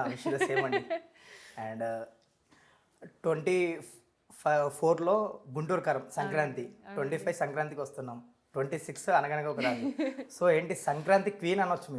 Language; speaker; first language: Telugu; native; Telugu